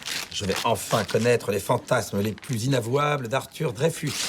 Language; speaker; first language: French; native; French